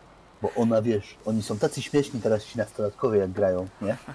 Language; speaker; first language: Polish; native; Polish